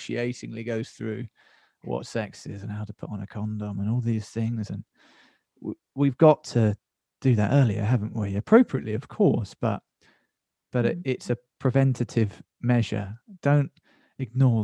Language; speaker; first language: English; native; English